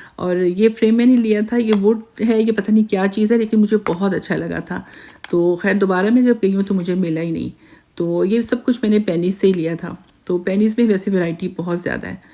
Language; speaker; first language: Urdu; native; Urdu